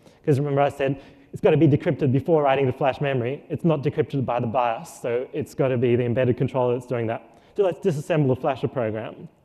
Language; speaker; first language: English; native; English